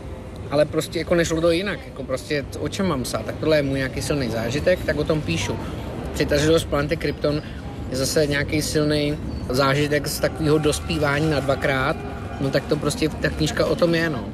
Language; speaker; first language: Czech; native; Czech